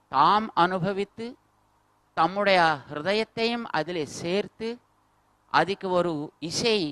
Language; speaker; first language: Tamil; non-native, local second language; Telugu